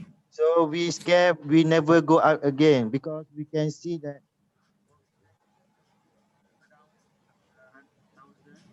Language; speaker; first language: English; non-native, local second language; Malay